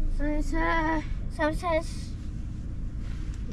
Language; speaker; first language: Japanese; early bilingual, other home language; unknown